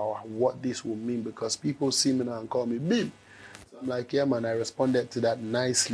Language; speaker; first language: English; non-native, local second language; Ewe